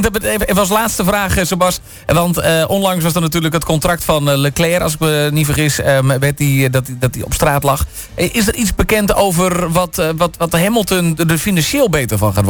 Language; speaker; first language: Dutch; native; Dutch